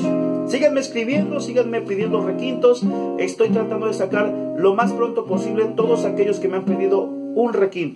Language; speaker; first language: Spanish; native; Spanish